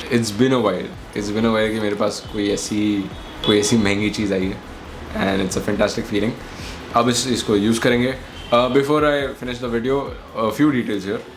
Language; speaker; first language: Hindi; native; Hindi